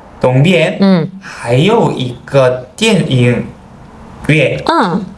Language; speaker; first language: Chinese; non-native, learner; Korean